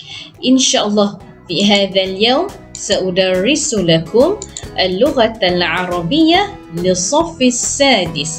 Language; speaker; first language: Arabic; non-native, fluent; Malay